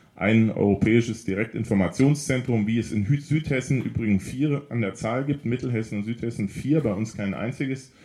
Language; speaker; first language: German; native; German